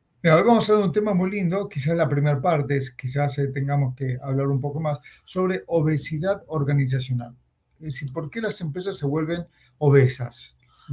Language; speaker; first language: Spanish; native; Spanish